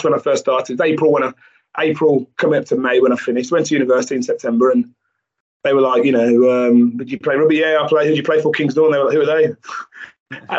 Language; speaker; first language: English; native; English